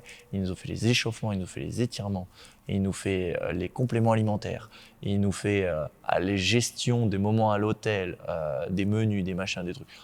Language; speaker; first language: French; native; French